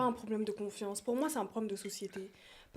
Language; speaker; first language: French; native; French